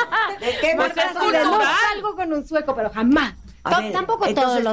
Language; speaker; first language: Spanish; non-native, fluent; Swedish